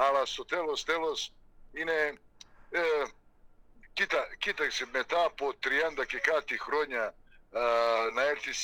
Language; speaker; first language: Greek; non-native, fluent; Serbian